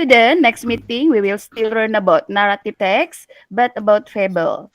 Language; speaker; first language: English; non-native, learner; Indonesian